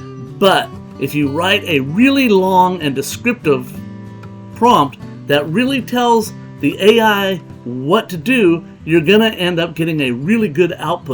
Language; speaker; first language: English; native; English